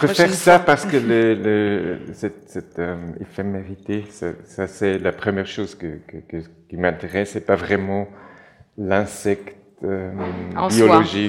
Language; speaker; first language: French; non-native, local second language; German